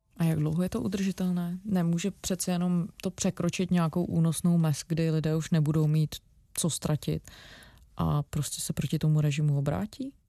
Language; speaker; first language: Czech; native; Czech